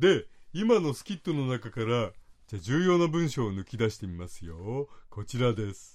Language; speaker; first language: Japanese; native; Japanese